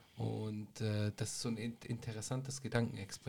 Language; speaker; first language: German; native; German